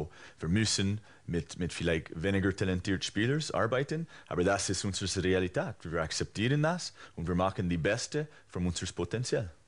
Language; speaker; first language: German; non-native, fluent; English